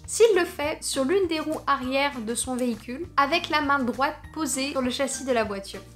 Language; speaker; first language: French; native; French